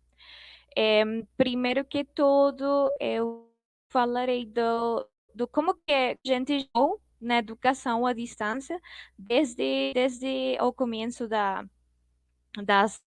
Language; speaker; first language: Portuguese; non-native, fluent; Spanish